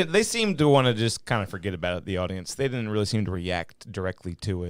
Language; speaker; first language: English; native; English